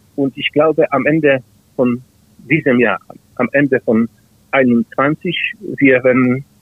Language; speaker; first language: German; non-native, fluent; Polish